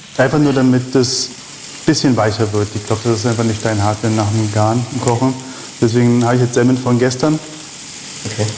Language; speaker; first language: German; early bilingual, other home language; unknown